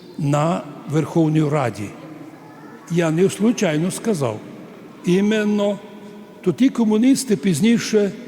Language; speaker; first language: Ukrainian; native; Ukrainian